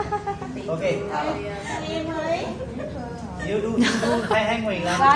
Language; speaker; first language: Vietnamese; non-native, learner; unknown